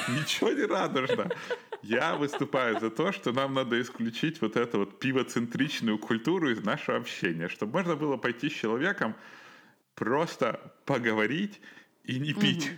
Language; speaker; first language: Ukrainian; non-native, local second language; Russian